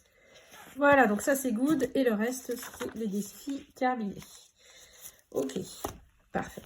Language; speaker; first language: French; native; French